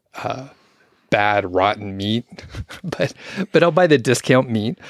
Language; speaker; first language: English; early bilingual, other home language; Filipino